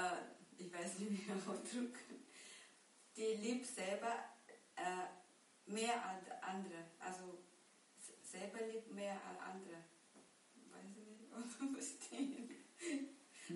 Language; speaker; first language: German; non-native, learner; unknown